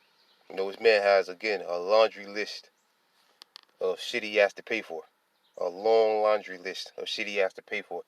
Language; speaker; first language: English; native; English